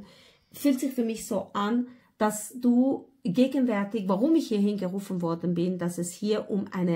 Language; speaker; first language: German; non-native, fluent; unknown